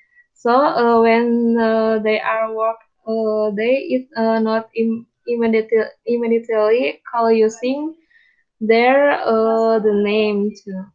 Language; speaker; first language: English; non-native, learner; Indonesian